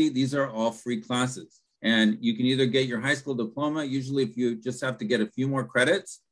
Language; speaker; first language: English; early bilingual, other home language; Spanish